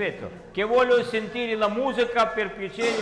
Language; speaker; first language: Italian; non-native, learner; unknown